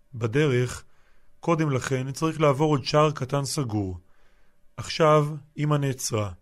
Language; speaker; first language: Hebrew; native; Hebrew